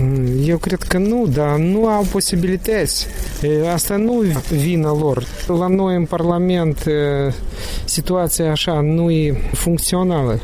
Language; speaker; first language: Romanian; non-native, local second language; Russian